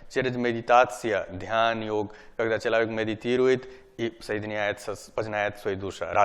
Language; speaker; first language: Russian; non-native, learner; Hindi